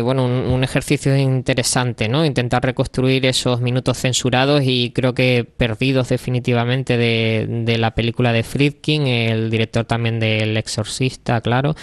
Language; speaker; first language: Spanish; native; Spanish